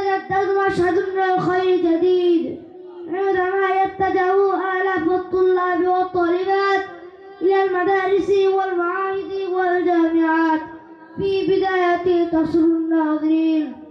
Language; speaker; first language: Arabic; non-native, learner; Bangla